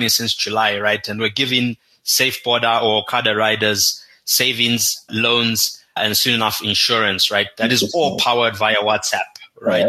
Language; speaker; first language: English; non-native, local second language; Shona